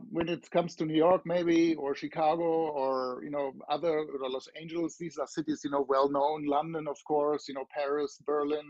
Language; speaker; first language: English; non-native, fluent; German